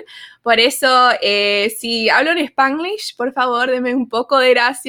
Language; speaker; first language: Spanish; early bilingual, other home language; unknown